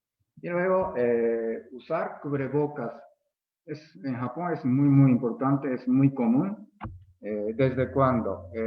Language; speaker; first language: Spanish; non-native, fluent; Japanese